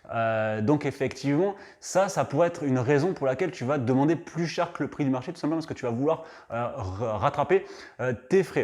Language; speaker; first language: French; native; French